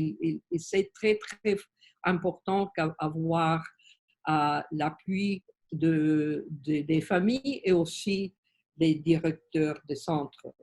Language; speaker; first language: French; non-native, learner; Spanish